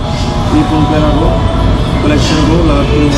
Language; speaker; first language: Filipino; non-native, learner; Punjabi